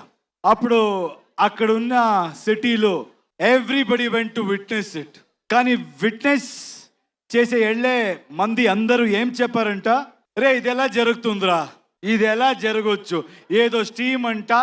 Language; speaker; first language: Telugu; non-native, fluent; Kannada